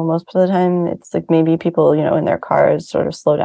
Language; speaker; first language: English; native; English